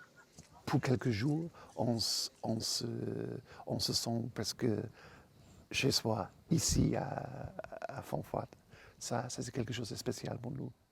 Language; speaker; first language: French; non-native, fluent; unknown